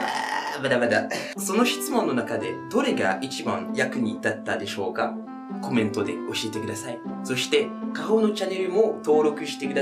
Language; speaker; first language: Japanese; non-native, fluent; French